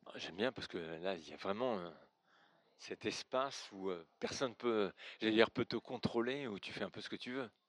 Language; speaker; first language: French; native; French